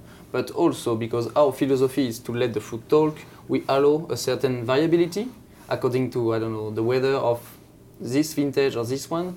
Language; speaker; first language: English; non-native, fluent; French